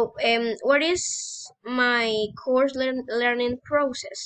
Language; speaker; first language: English; non-native, learner; Spanish